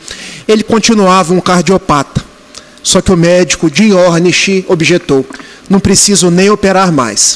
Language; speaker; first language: Portuguese; native; Portuguese